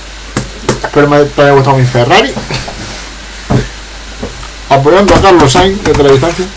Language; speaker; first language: Spanish; native; Spanish